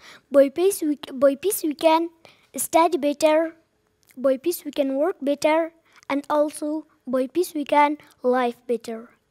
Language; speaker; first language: English; non-native, learner; Persian